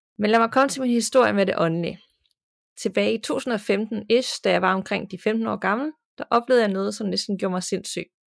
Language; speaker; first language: Danish; native; Danish